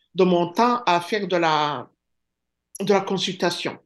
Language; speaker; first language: French; non-native, local second language; Kinyarwanda